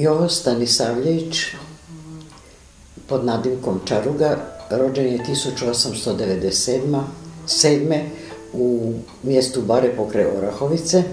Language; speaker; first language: Serbian; native; Serbian